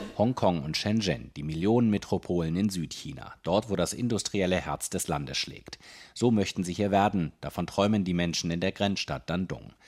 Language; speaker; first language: German; native; German